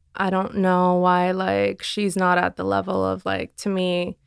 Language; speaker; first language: English; non-native, fluent; Armenian